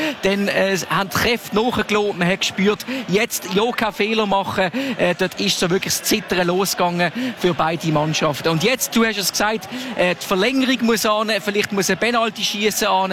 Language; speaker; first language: German; native; German